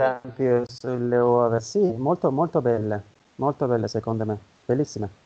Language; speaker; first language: Italian; non-native, learner; Turkish